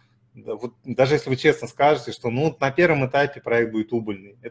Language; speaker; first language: Russian; native; Russian